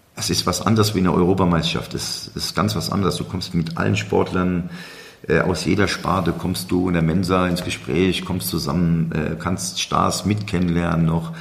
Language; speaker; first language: German; native; German